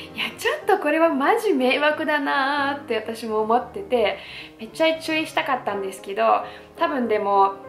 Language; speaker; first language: Japanese; non-native, fluent; Russian